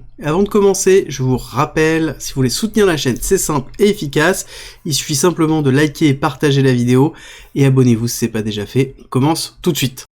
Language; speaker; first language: French; native; French